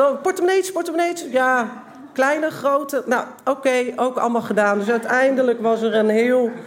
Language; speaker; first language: Dutch; native; Dutch